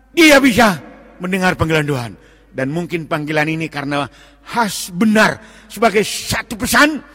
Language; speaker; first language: Indonesian; non-native, local second language; Batak Toba